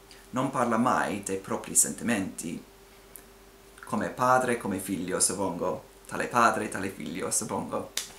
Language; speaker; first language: Italian; non-native, fluent; English